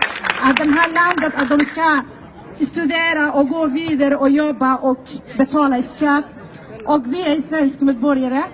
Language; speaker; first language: Swedish; non-native, learner; Somali